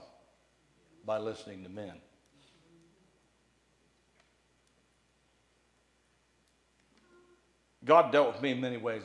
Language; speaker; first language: English; native; English